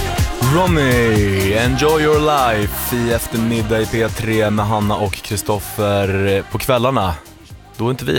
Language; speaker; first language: Swedish; native; Swedish